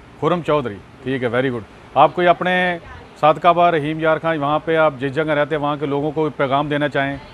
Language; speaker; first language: Urdu; non-native, local second language; Punjabi